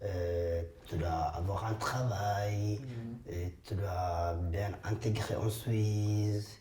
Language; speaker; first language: French; non-native, fluent; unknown